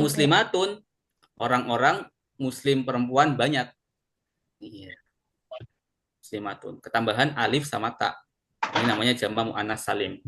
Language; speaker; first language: Indonesian; native; Indonesian